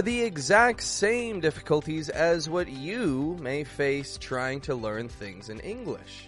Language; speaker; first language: English; native; English